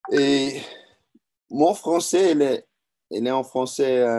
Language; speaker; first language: French; non-native, learner; Portuguese